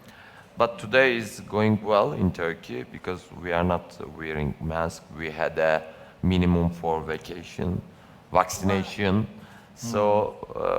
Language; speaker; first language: English; non-native, learner; Turkish